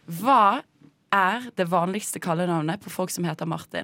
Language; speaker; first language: Norwegian; native; Norwegian